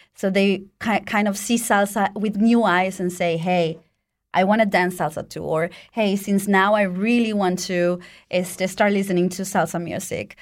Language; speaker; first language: English; non-native, fluent; Spanish